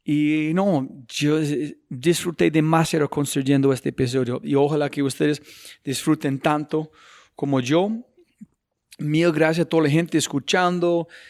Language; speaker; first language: Spanish; non-native, fluent; English